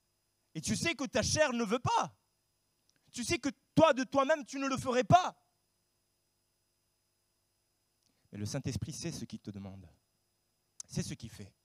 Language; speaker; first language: French; native; French